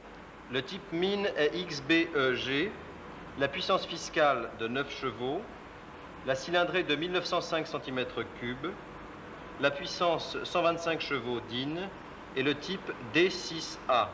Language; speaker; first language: French; native; French